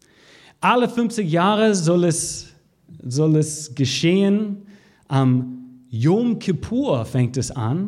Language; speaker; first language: German; non-native, fluent; English